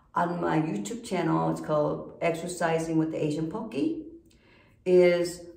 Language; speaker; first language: English; non-native, fluent; Korean